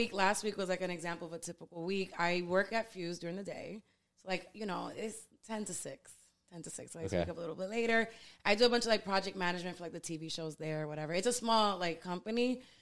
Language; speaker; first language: English; early bilingual, other home language; Spanish